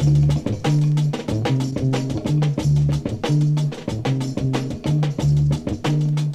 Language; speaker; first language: English; native; English